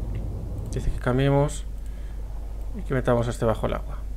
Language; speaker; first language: Spanish; native; Spanish